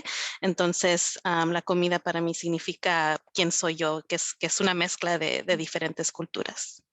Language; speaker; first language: Spanish; early bilingual, heritage; Spanish